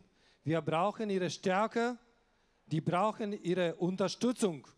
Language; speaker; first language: German; non-native, local second language; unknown